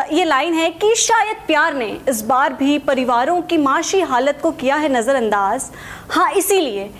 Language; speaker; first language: Hindi; native; Hindi